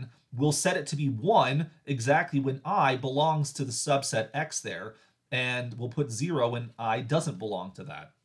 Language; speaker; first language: English; native; English